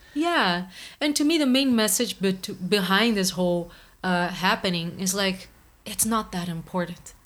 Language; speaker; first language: English; non-native, fluent; Portuguese